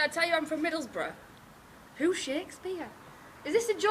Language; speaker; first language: English; native; English